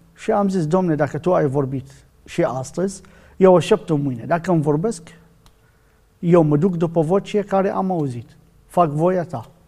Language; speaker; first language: Romanian; non-native, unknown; Arabic